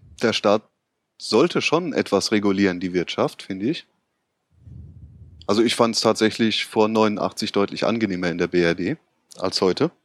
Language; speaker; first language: German; native; German